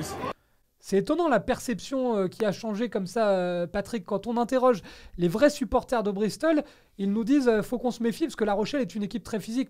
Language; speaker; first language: French; native; French